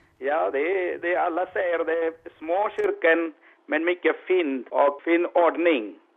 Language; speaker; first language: Swedish; non-native, learner; Malayalam